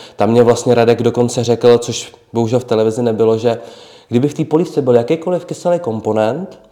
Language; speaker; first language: Czech; native; Czech